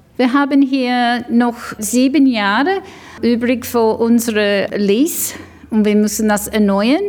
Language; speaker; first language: German; early bilingual, heritage; English